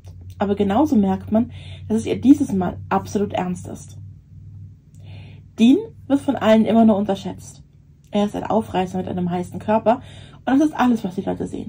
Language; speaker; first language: German; native; German